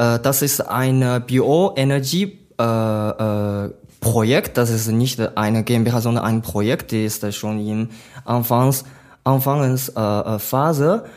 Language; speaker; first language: German; non-native, learner; Chinese